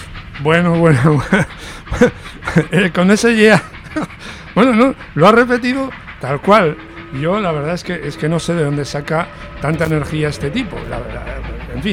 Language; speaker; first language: Spanish; native; Spanish